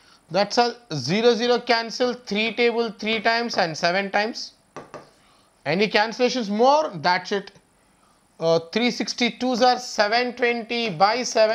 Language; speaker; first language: English; non-native, local second language; Telugu